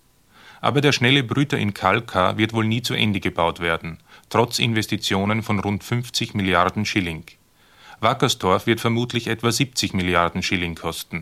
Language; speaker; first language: German; native; German